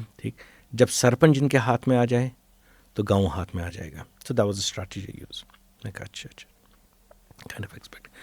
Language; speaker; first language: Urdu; non-native, local second language; Kashmiri